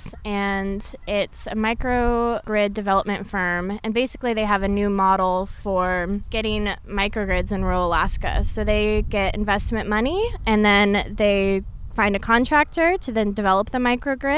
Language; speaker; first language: English; native; English